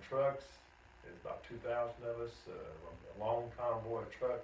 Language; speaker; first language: English; native; English